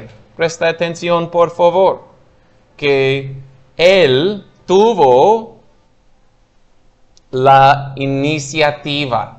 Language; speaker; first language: Spanish; non-native, fluent; English